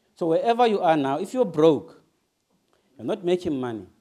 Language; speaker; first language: English; non-native, local second language; Northern Sotho